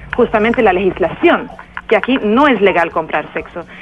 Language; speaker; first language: Spanish; non-native, fluent; Swedish